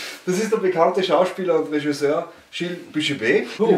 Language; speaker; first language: German; native; German